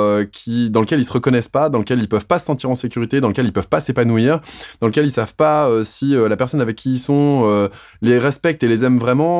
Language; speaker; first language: French; native; French